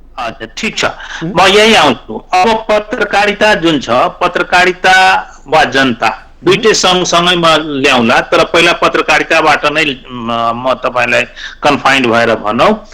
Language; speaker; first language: Nepali; non-native, local second language; Maithili